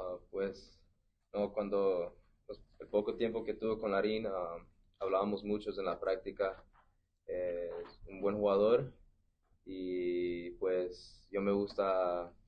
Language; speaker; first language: Spanish; early bilingual, heritage; English